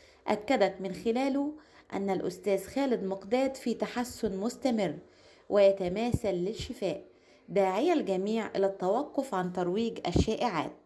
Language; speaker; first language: Arabic; native; Arabic